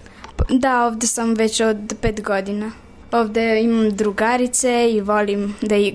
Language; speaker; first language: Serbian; early bilingual, heritage; Serbian